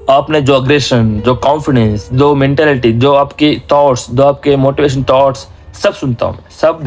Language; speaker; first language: Hindi; non-native, local second language; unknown